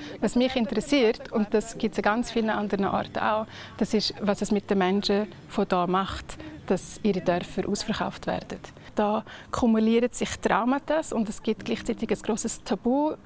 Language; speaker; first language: German; non-native, local second language; Romansh